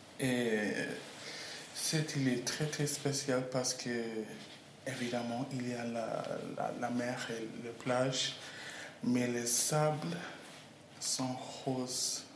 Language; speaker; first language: French; non-native, learner; English